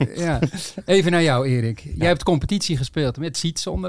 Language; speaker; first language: Dutch; native; Dutch